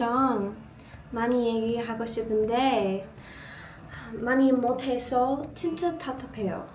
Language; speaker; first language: Korean; non-native, learner; English